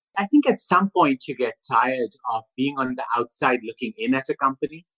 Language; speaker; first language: English; non-native, local second language; Urdu